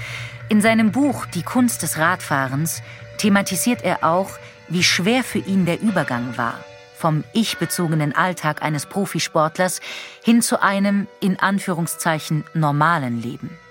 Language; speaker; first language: German; native; German